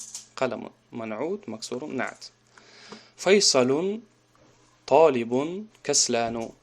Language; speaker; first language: Arabic; non-native, fluent; Tajik